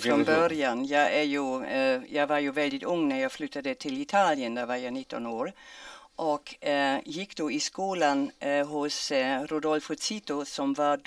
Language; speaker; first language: Swedish; non-native, fluent; German